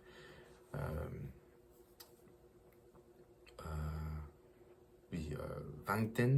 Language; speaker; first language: French; non-native, learner; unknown